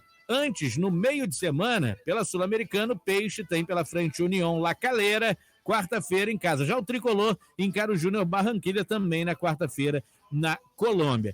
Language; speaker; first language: Portuguese; native; Portuguese